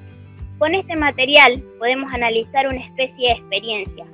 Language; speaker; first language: Spanish; native; Spanish